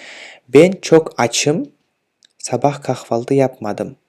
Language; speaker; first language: Turkish; non-native, fluent; Kyrgyz